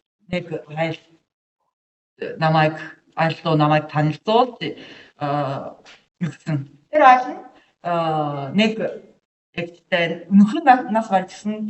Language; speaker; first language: Mongolian; non-native, learner; Japanese